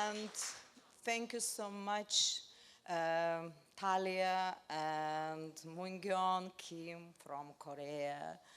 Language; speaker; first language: English; non-native, learner; Lithuanian